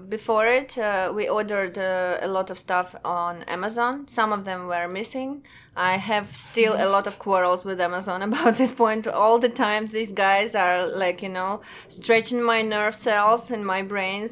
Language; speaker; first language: English; non-native, fluent; Russian